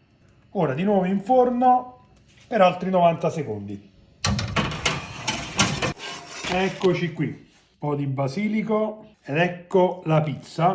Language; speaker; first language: Italian; native; Italian